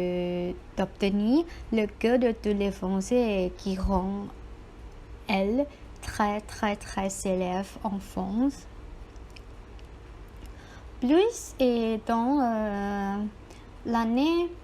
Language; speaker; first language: French; non-native, learner; Thai